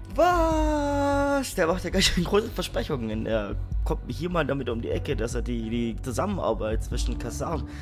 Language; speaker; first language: German; native; German